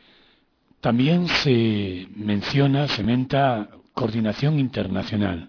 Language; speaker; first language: Spanish; native; Spanish